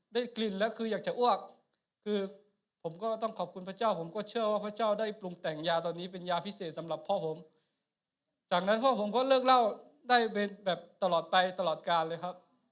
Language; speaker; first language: Thai; non-native, local second language; Akha